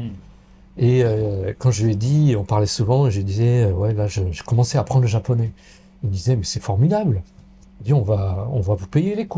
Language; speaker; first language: French; native; French